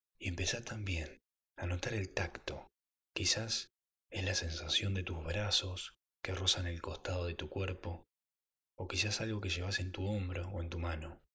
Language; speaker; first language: Spanish; native; Spanish